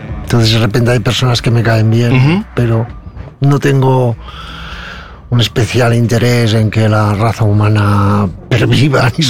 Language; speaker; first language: Spanish; non-native, local second language; Catalan